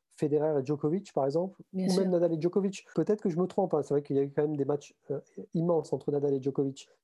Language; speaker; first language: French; native; French